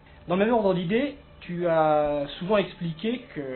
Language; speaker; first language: French; native; French